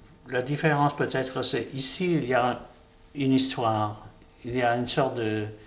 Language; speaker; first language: French; non-native, fluent; English